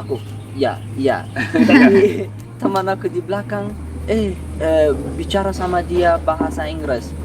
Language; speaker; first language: Indonesian; non-native, learner; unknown